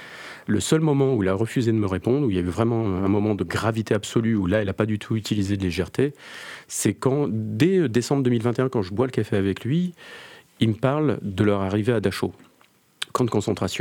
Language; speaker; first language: French; native; French